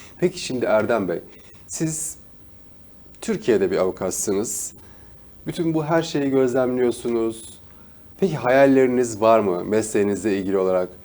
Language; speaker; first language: Turkish; native; Turkish